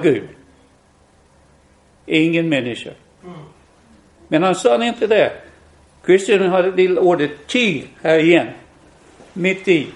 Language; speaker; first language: Swedish; non-native, fluent; English